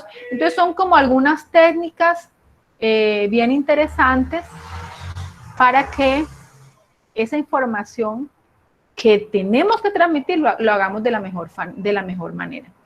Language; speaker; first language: Spanish; native; Spanish